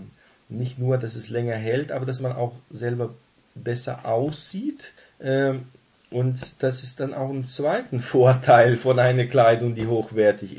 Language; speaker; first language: German; non-native, fluent; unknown